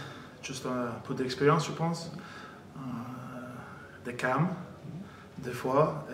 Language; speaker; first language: French; non-native, fluent; English